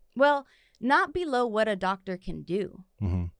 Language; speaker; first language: English; native; English